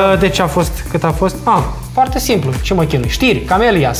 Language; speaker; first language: Romanian; native; Romanian